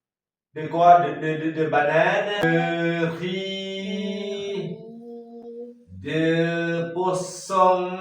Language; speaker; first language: French; non-native, fluent; Khmer